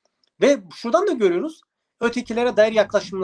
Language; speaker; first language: Turkish; native; Turkish